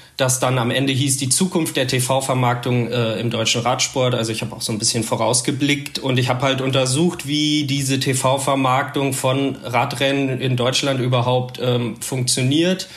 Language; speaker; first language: German; native; German